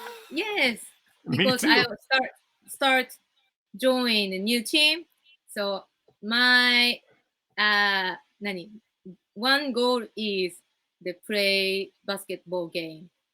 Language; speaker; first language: English; non-native, learner; Japanese